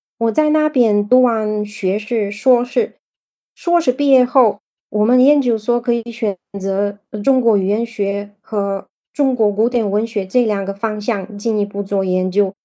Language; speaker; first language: Chinese; non-native, fluent; Bulgarian